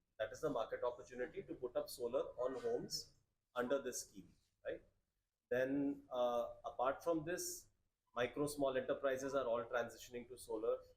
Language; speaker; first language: English; non-native, local second language; Telugu